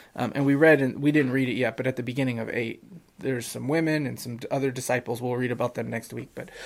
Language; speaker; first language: English; native; English